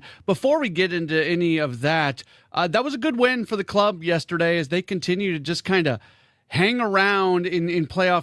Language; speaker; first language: English; native; English